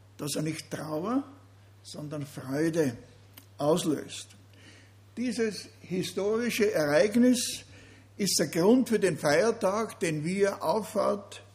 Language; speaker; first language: German; native; German